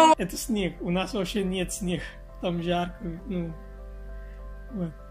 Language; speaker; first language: Russian; non-native, learner; Hindi